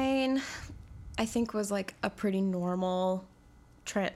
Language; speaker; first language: English; native; English